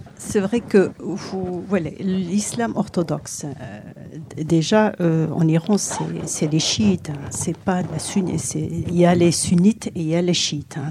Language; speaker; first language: French; non-native, local second language; Arabic